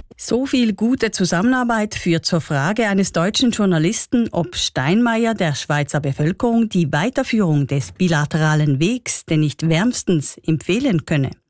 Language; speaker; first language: German; native; German